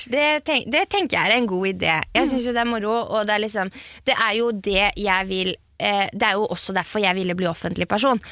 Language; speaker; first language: Norwegian; early bilingual, other home language; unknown